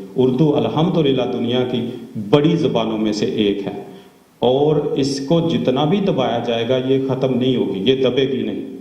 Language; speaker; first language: Urdu; non-native, local second language; Punjabi